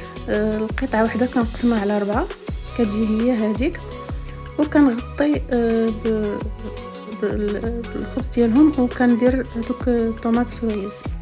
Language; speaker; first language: Arabic; native; Arabic